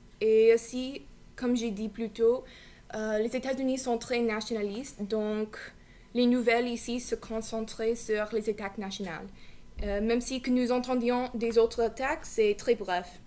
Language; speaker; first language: French; non-native, learner; English